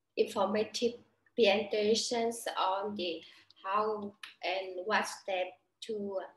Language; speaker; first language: English; non-native, learner; Vietnamese